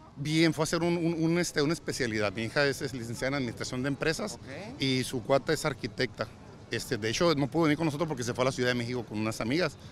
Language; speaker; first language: Spanish; native; Spanish